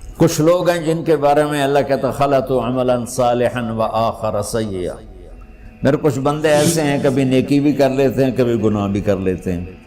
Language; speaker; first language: Urdu; non-native, local second language; Punjabi